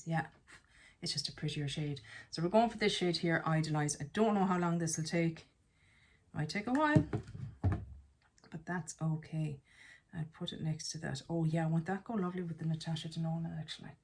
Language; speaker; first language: English; native; English